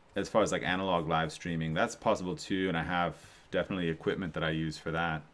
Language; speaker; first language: English; native; English